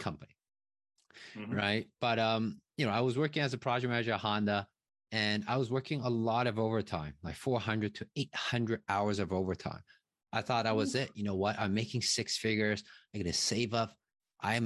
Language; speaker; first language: English; non-native, fluent; Chinese